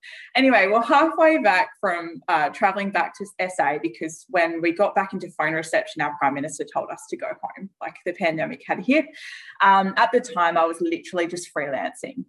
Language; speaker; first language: English; native; English